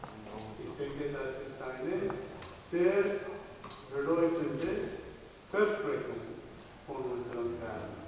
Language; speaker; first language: German; non-native, learner; Polish